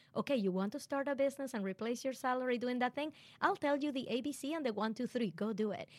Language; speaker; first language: English; non-native, fluent; Spanish